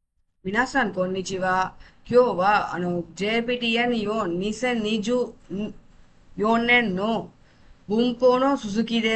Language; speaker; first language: Japanese; non-native, learner; Tamil